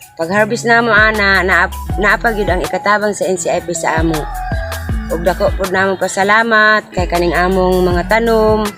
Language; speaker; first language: Cebuano; non-native, local second language; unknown